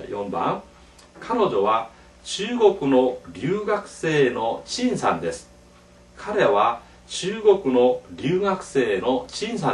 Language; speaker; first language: Japanese; non-native, fluent; Korean